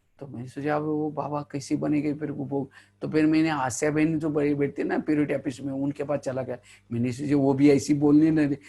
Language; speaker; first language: Hindi; non-native, local second language; Marathi